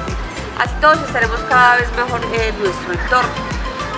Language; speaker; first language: Spanish; native; Spanish